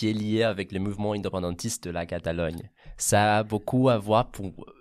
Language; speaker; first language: French; non-native, fluent; Catalan